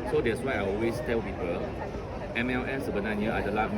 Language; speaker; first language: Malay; non-native, local second language; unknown